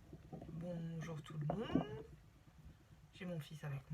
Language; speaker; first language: French; native; French